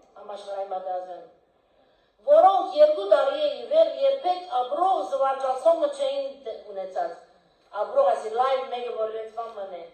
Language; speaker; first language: Armenian; early bilingual, heritage; Armenian